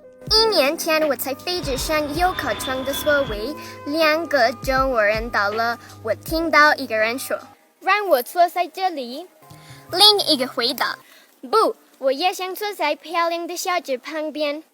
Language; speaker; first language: Chinese; non-native, learner; Spanish